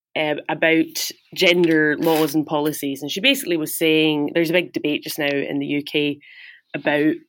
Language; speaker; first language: English; native; English